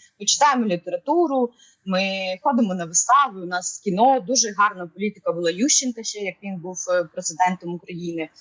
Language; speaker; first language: Ukrainian; non-native, local second language; Russian